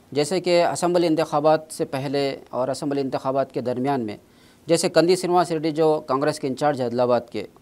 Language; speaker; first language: Urdu; native; Urdu